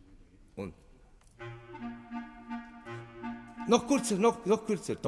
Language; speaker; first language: German; non-native, fluent; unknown